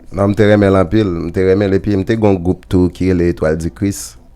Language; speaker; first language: Haitian Creole; native; Haitian Creole